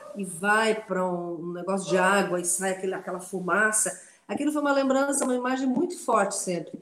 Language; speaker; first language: Portuguese; non-native, local second language; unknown